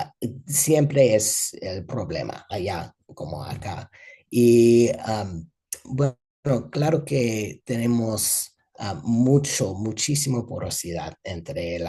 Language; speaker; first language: Spanish; non-native, fluent; English